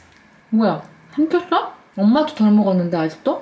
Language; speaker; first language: Korean; native; Korean